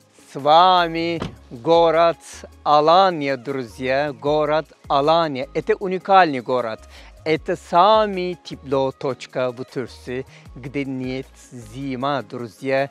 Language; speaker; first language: Russian; non-native, learner; Turkish